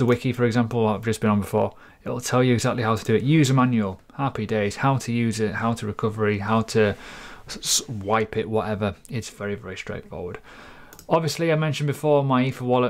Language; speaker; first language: English; native; English